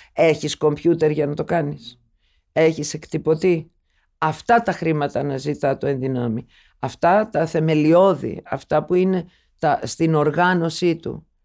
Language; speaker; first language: Greek; early bilingual, other home language; Turkish